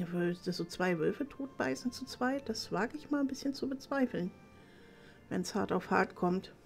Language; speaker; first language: German; native; German